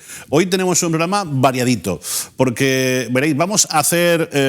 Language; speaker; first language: Spanish; native; Spanish